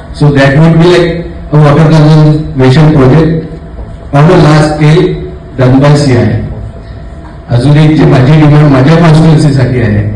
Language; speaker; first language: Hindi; non-native, local second language; Marathi